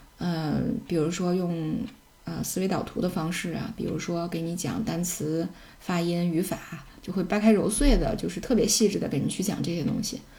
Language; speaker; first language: Chinese; native; Chinese